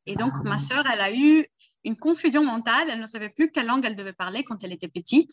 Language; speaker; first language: French; early bilingual, heritage; Portuguese